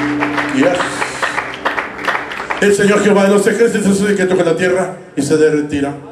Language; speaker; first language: Spanish; native; Spanish